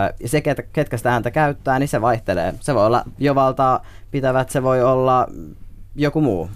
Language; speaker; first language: Finnish; native; Finnish